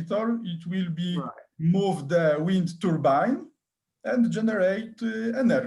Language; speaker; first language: English; non-native, learner; Polish